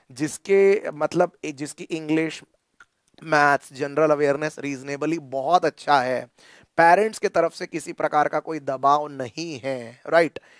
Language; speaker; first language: Hindi; non-native, local second language; Marathi